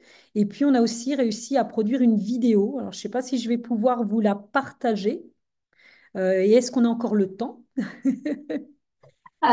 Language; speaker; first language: French; native; French